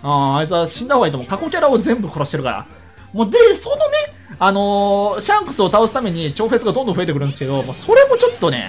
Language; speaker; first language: Japanese; native; Japanese